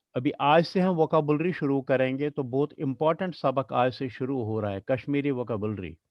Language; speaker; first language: Hindi; non-native, local second language; Kashmiri